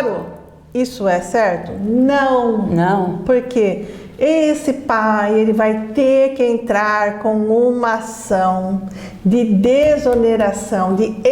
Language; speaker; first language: Portuguese; native; Portuguese